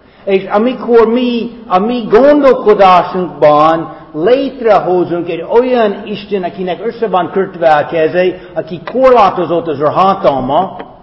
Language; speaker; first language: Hungarian; non-native, fluent; English